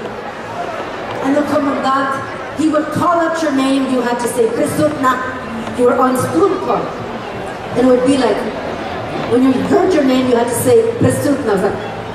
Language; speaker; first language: English; early bilingual, other home language; Ukrainian